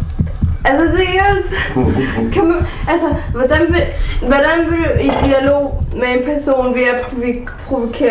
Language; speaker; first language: Danish; early bilingual, other home language; Arabic